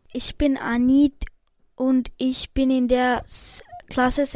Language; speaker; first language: German; non-native, learner; Malayalam